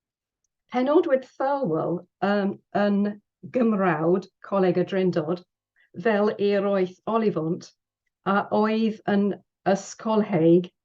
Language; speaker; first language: Welsh; non-native, learner; English